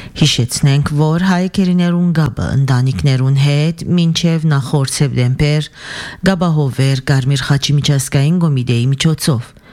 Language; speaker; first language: Armenian; early bilingual, heritage; Armenian